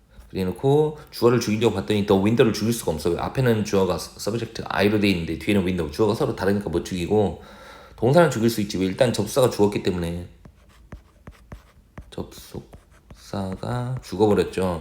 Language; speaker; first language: Korean; native; Korean